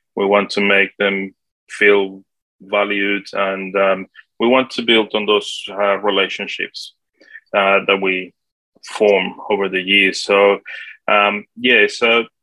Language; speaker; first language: English; non-native, fluent; Spanish